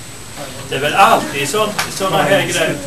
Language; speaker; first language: Swedish; native; Swedish